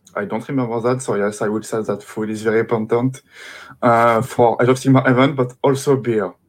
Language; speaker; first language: English; non-native, fluent; French